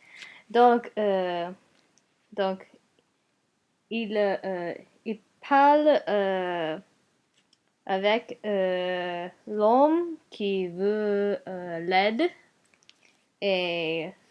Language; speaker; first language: French; non-native, learner; Japanese